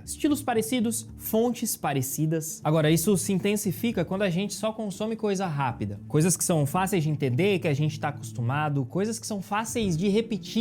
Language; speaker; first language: Portuguese; native; Portuguese